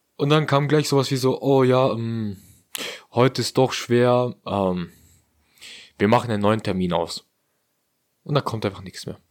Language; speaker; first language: German; early bilingual, other home language; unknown